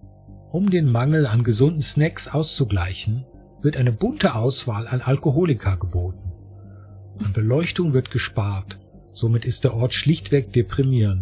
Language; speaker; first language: German; native; German